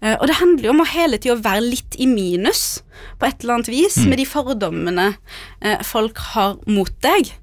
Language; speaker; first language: Norwegian; early bilingual, other home language; Arabic